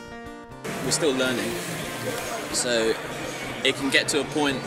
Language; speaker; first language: English; native; English